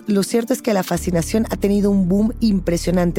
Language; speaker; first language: Spanish; native; Spanish